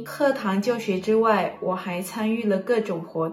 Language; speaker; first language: Chinese; non-native, fluent; Thai